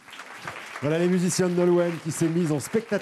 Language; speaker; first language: French; native; French